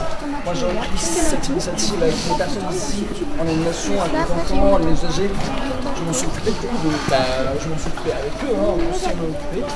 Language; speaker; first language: French; native; French